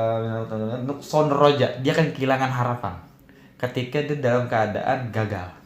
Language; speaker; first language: Indonesian; native; Indonesian